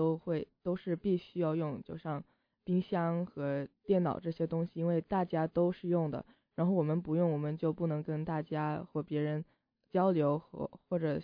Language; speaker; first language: Chinese; early bilingual, heritage; Chinese